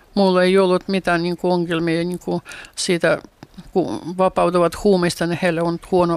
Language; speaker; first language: Finnish; non-native, fluent; Russian